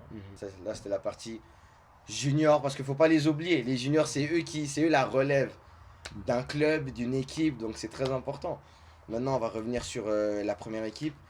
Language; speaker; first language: French; native; French